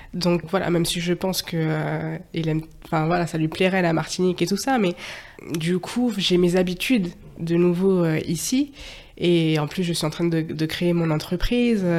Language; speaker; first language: French; native; French